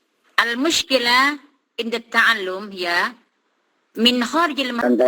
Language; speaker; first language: Arabic; non-native, learner; Indonesian